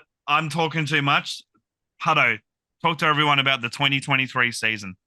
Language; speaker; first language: English; native; English